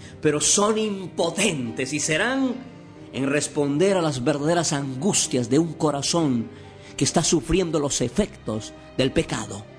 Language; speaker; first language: Spanish; native; Spanish